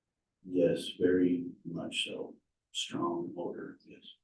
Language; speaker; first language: English; native; English